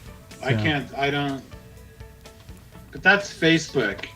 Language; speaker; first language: English; native; English